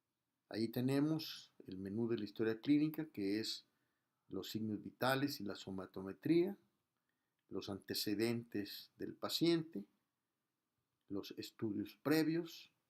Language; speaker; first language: Spanish; native; Spanish